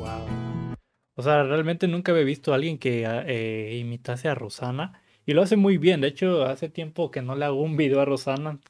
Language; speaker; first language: Spanish; native; Spanish